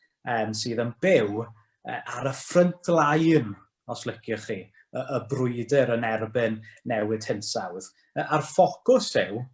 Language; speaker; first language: Welsh; native; Welsh